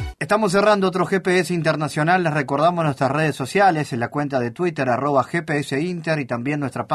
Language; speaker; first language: Spanish; native; Spanish